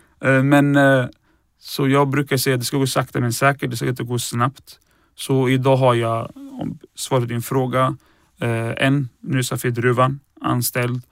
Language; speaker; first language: Swedish; early bilingual, other home language; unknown